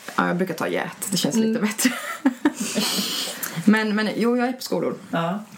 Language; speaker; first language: Swedish; early bilingual, other home language; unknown